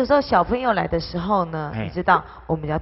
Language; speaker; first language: Chinese; native; Chinese